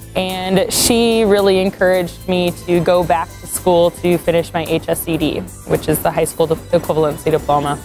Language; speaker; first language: English; native; English